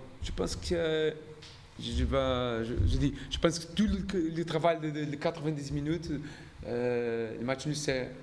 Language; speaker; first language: French; non-native, learner; Portuguese